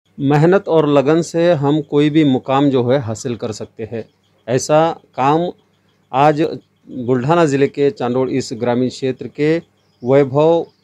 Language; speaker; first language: Hindi; non-native, local second language; Marathi